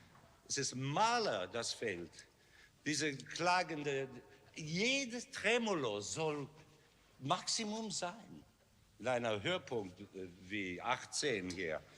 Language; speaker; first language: German; non-native, learner; English